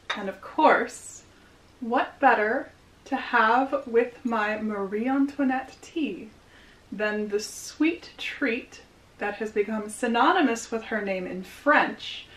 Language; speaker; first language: English; native; English